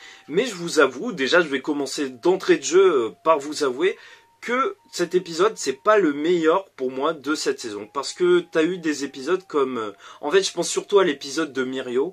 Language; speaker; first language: French; native; French